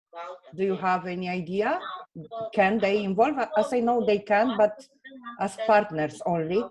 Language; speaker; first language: English; non-native, fluent; Romanian